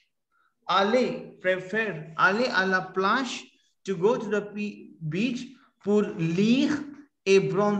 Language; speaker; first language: French; non-native, fluent; Hindi